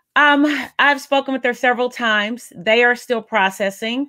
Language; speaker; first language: English; native; English